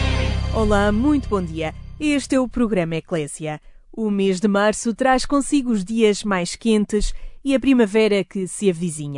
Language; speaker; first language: Portuguese; native; Portuguese